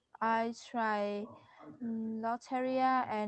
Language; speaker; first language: English; non-native, learner; Vietnamese